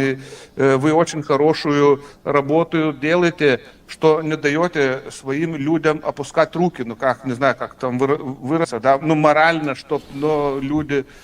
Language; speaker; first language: Russian; non-native, fluent; Lithuanian